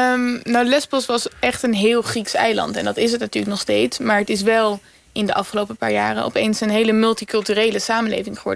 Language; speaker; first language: Dutch; native; Dutch